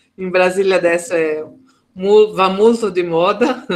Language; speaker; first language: Italian; non-native, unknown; Portuguese